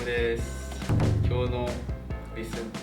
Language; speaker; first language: Japanese; non-native, fluent; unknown